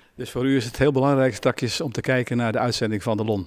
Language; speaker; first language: Dutch; native; Dutch